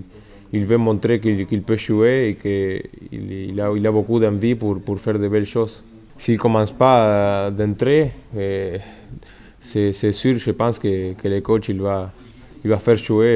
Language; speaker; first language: French; non-native, fluent; Spanish